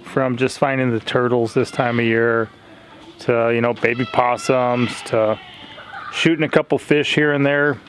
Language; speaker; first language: English; native; English